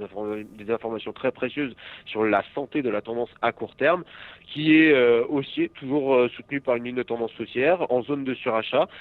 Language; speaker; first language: French; native; French